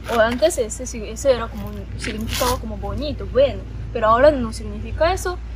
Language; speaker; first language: Spanish; non-native, fluent; Japanese